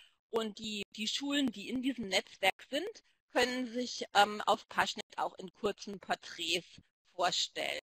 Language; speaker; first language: German; native; German